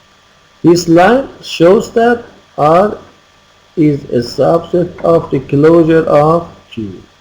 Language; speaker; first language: English; non-native, fluent; Persian